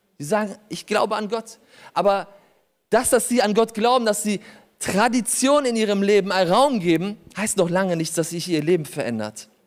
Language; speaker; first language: German; early bilingual, other home language; Polish